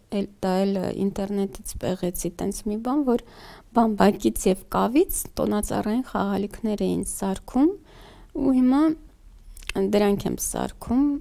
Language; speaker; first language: Armenian; native; Armenian